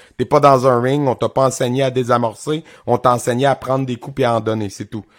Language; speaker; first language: French; native; French